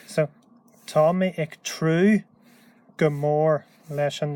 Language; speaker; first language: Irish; non-native, local second language; English